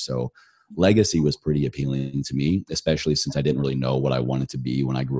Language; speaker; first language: English; native; English